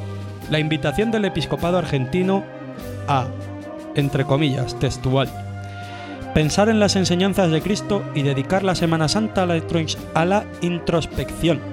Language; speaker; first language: Spanish; native; Spanish